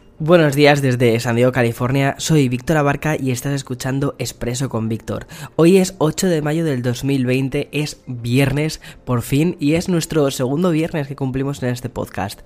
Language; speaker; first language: Spanish; native; Spanish